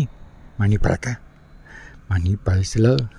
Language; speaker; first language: Spanish; native; Spanish